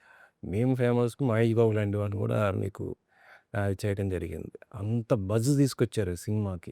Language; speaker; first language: Telugu; native; Telugu